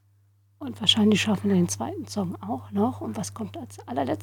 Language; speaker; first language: German; native; German